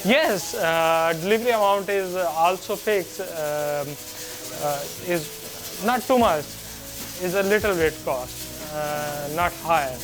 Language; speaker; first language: English; non-native, learner; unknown